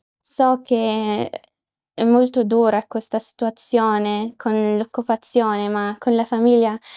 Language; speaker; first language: Italian; non-native, learner; Arabic